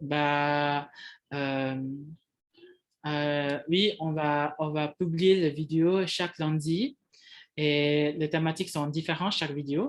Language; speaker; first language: French; non-native, fluent; Indonesian